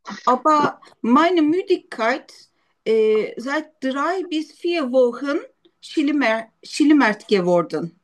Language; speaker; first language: German; non-native, learner; Turkish